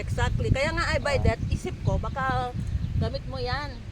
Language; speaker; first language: Filipino; non-native, learner; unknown